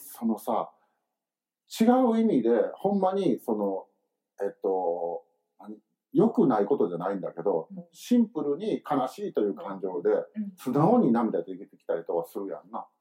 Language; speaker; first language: Japanese; native; Japanese